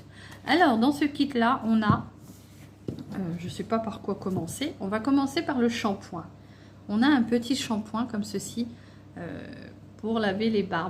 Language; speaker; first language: French; native; French